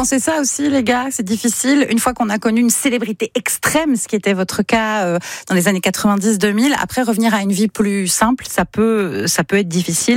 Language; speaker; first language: French; native; French